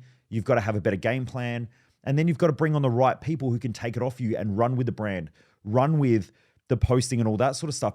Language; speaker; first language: English; native; English